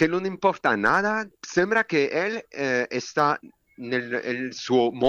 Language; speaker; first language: Spanish; non-native, learner; French